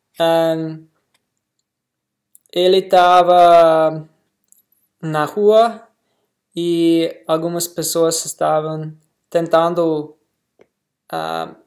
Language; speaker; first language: Portuguese; non-native, learner; English